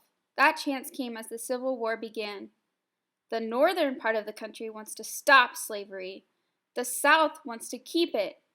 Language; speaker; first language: English; native; English